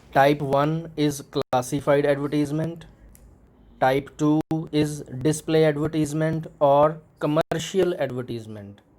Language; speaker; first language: English; non-native, local second language; Punjabi